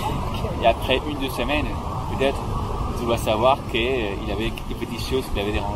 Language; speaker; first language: French; non-native, fluent; Spanish